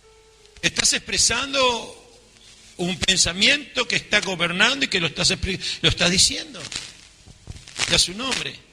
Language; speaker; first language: Spanish; native; Spanish